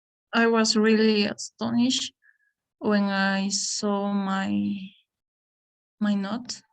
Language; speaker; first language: English; non-native, learner; Spanish